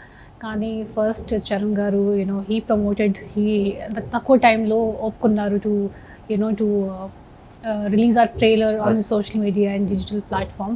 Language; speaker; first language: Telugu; non-native, local second language; Hindi